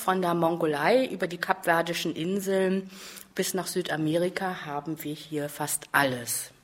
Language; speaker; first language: German; native; German